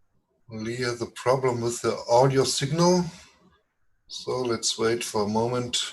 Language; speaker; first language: English; non-native, fluent; German